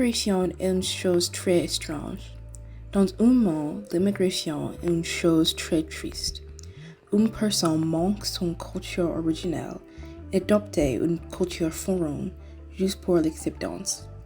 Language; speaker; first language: French; non-native, learner; English